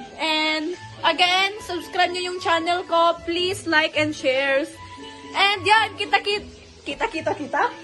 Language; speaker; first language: Filipino; non-native, local second language; Iloko